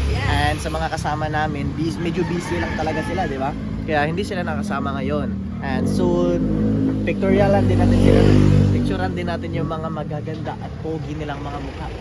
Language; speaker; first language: Filipino; non-native, local second language; Cebuano